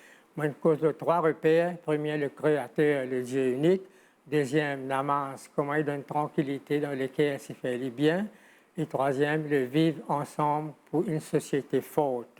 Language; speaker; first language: French; non-native, local second language; Morisyen